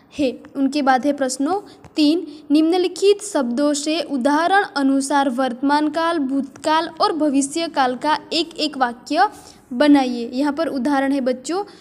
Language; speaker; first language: Hindi; non-native, local second language; Gujarati